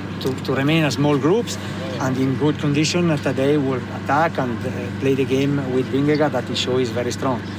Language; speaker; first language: English; non-native, learner; Italian